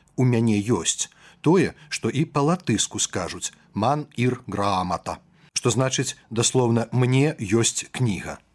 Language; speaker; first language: Belarusian; native; Belarusian